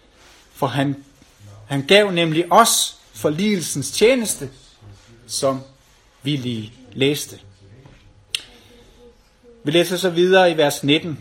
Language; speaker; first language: Danish; native; Danish